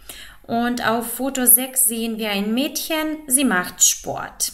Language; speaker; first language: German; non-native, fluent; Macedonian